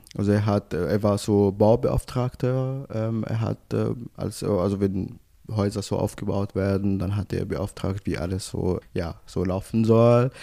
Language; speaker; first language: German; non-native, fluent; Arabic